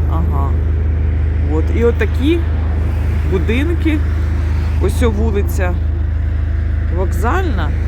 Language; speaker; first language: Ukrainian; native; Ukrainian